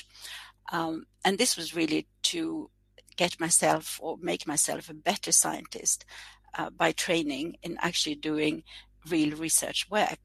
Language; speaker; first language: English; non-native, fluent; Swedish